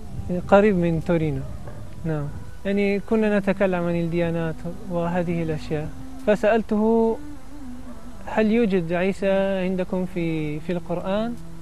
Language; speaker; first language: Arabic; non-native, learner; Italian